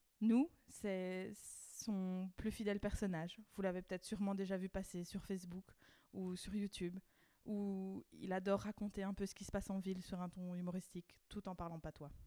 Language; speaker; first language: French; native; French